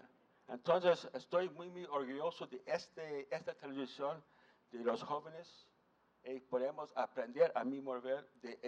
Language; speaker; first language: Spanish; non-native, fluent; English